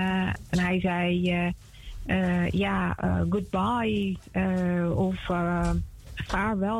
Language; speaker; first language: Dutch; non-native, fluent; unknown